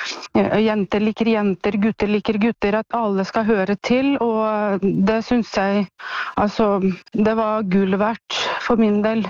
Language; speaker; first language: Norwegian; non-native, fluent; Ukrainian